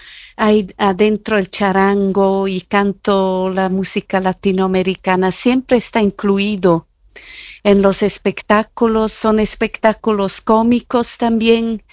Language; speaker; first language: Spanish; non-native, fluent; Italian